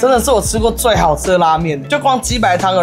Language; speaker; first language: Chinese; native; Chinese